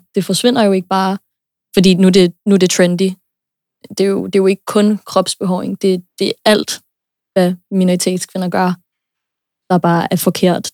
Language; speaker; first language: Danish; early bilingual, other home language; English